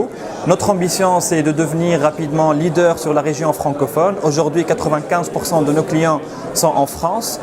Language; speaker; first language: French; non-native, local second language; Arabic